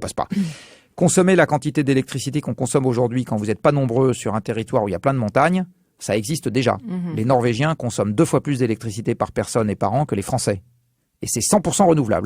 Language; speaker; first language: French; native; French